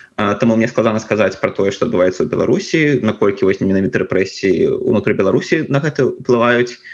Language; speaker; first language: Belarusian; non-native, local second language; Russian